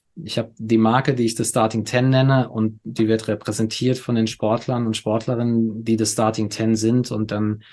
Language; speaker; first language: German; native; German